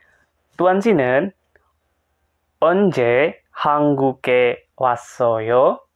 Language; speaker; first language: Korean; non-native, fluent; Indonesian